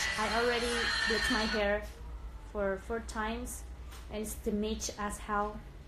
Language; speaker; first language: English; non-native, learner; Indonesian